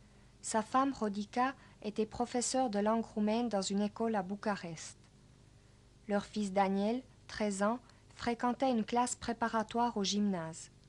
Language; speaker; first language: French; native; French